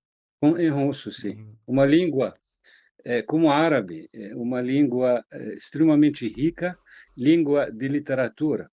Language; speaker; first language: Portuguese; non-native, fluent; Arabic